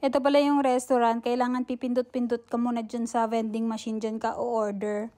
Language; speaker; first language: Filipino; native; Filipino